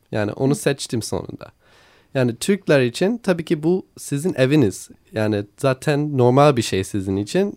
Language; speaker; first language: Turkish; non-native, learner; English